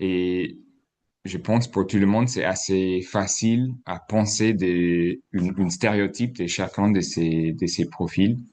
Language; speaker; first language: French; non-native, fluent; English